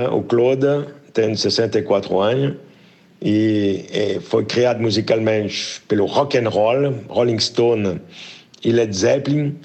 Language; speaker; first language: Portuguese; non-native, fluent; French